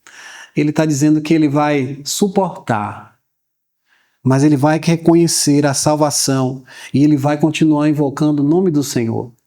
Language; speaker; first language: Portuguese; native; Portuguese